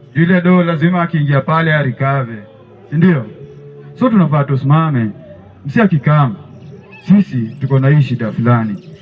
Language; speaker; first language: Swahili; native; Swahili